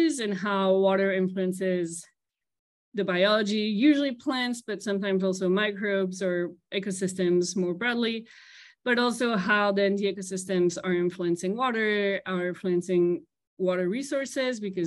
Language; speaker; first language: English; non-native, fluent; French